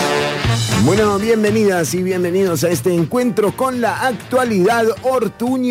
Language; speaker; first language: Spanish; native; Spanish